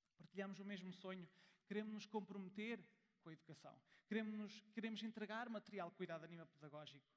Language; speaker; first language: Portuguese; early bilingual, heritage; German